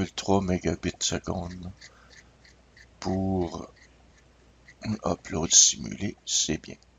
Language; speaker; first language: French; native; French